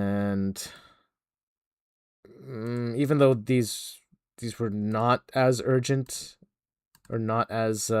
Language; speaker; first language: English; native; English